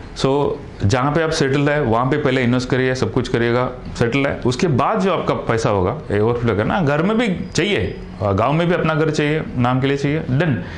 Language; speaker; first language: Hindi; non-native, local second language; Tamil